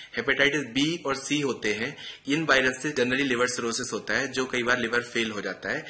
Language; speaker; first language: Hindi; native; Hindi